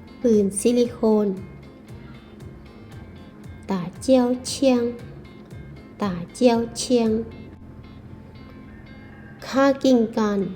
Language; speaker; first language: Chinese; non-native, learner; Lao